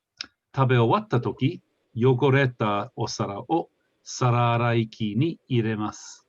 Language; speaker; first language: Japanese; non-native, fluent; English